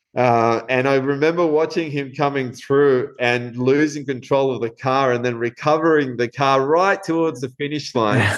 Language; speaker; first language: English; non-native, fluent; Spanish